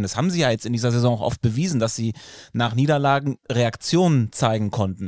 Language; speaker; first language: German; native; German